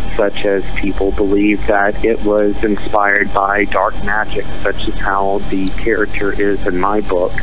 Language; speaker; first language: English; native; English